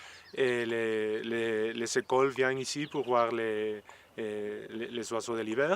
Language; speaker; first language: French; non-native, learner; Spanish